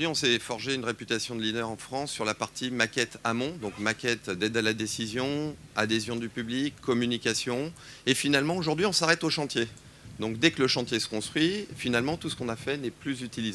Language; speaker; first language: French; native; French